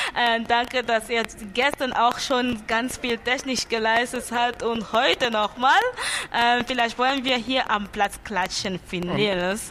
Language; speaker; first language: German; non-native, fluent; French